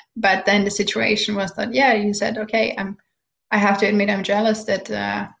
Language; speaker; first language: English; non-native, fluent; German